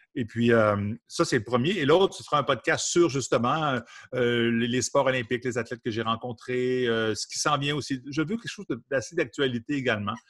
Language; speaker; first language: French; native; French